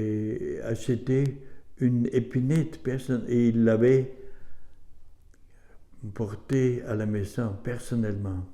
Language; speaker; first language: French; non-native, learner; German